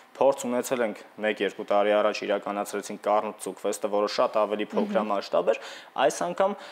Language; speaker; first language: Armenian; native; Armenian